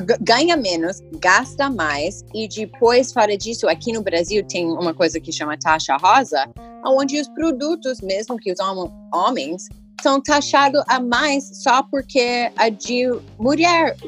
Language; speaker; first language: Portuguese; early bilingual, heritage; English